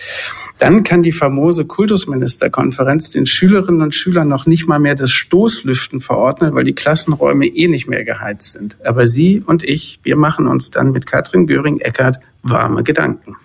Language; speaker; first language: German; native; German